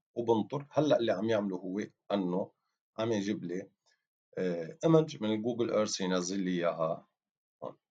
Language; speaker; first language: Arabic; native; Arabic